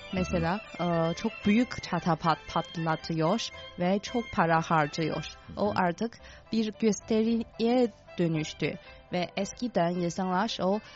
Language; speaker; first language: Turkish; non-native, fluent; Chinese